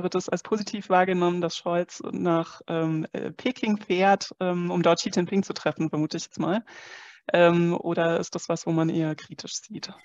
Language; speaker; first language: German; native; German